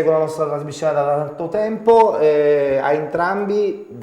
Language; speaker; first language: Italian; native; Italian